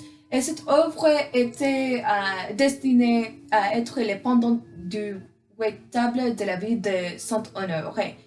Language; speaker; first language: French; non-native, learner; English